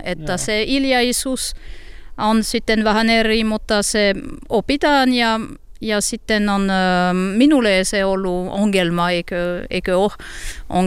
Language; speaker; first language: Finnish; non-native, learner; French